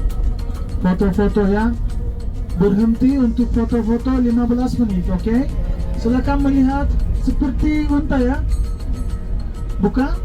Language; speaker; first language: Indonesian; non-native, fluent; Turkish